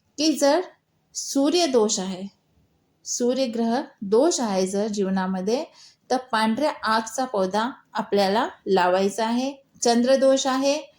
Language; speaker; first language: Marathi; non-native, local second language; Hindi